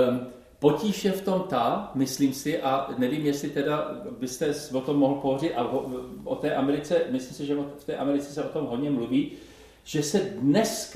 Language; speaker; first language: Czech; native; Czech